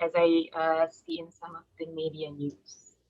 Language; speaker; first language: English; non-native, fluent; Indonesian